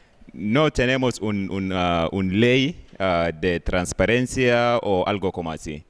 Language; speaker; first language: Spanish; non-native, learner; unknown